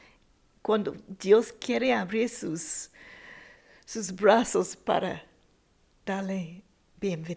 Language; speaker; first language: Spanish; non-native, fluent; English